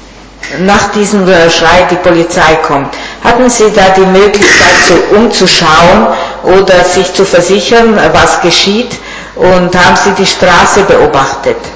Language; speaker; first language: German; non-native, fluent; Italian